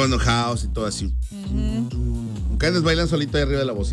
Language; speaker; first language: Spanish; native; Spanish